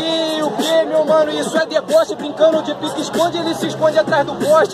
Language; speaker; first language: Portuguese; native; Portuguese